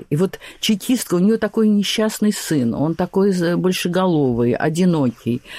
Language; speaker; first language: Russian; native; Russian